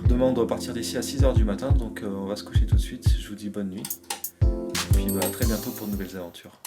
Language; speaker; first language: French; native; French